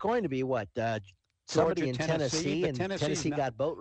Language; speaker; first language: English; native; English